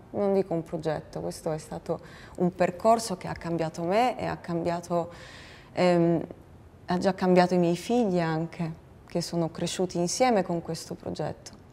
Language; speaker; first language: Italian; non-native, fluent; Polish